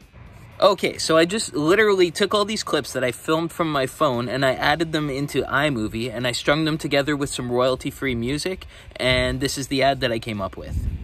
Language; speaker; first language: English; native; English